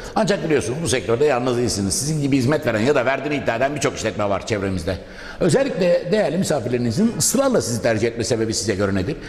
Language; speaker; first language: Turkish; native; Turkish